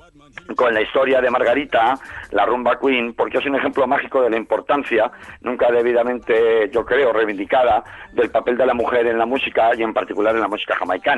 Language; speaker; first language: Spanish; native; Spanish